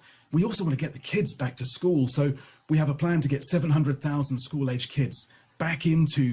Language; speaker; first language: English; native; English